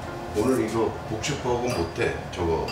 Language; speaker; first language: Korean; native; Korean